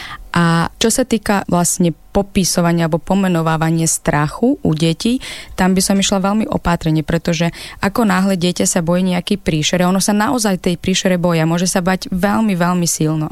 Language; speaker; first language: Slovak; non-native, fluent; Ukrainian